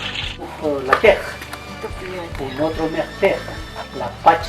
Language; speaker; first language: French; non-native, fluent; Spanish